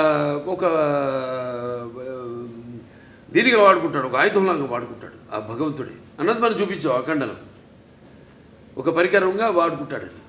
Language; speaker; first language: Telugu; native; Telugu